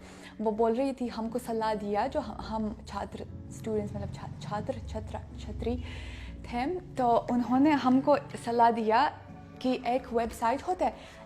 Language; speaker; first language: Hindi; non-native, fluent; Russian